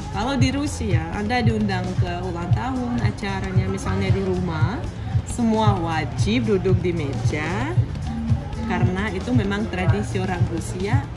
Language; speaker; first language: Indonesian; non-native, fluent; Russian